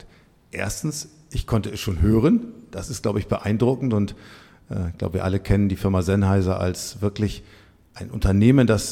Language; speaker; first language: German; native; German